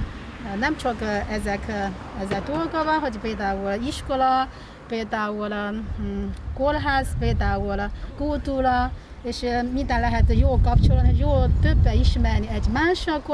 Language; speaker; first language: Hungarian; non-native, learner; Chinese